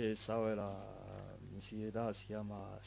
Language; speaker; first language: Spanish; non-native, learner; Arabic